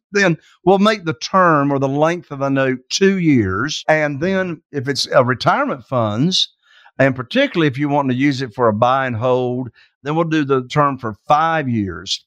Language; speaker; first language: English; native; English